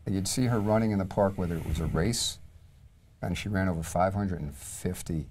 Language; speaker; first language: English; native; English